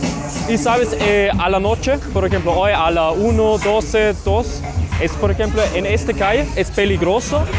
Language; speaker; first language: Spanish; non-native, learner; German